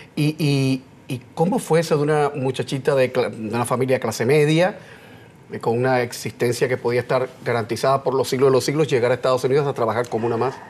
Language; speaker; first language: Spanish; native; Spanish